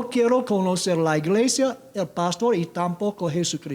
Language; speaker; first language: Spanish; non-native, learner; English